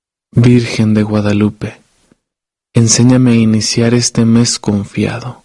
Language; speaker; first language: Spanish; native; Spanish